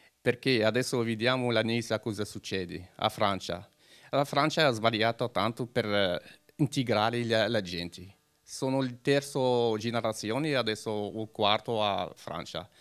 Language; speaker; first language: Italian; non-native, learner; Arabic